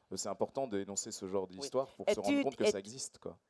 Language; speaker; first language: French; native; French